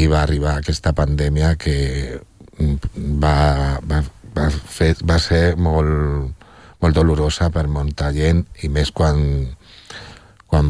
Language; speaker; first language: Catalan; non-native, local second language; Spanish